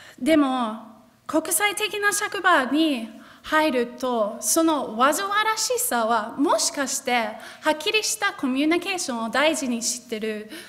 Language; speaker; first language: Japanese; non-native, fluent; English